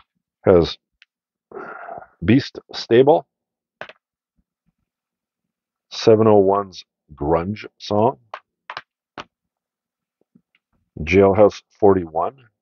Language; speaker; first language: English; native; English